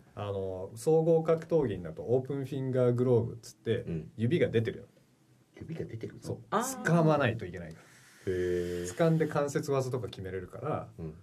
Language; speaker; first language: Japanese; early bilingual, heritage; Japanese